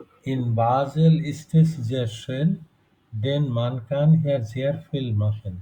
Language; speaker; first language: German; non-native, fluent; Bangla